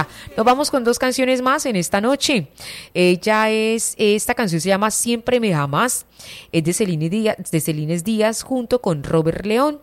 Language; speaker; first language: Spanish; native; Spanish